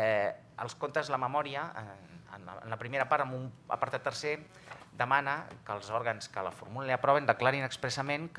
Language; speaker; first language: Catalan; native; Catalan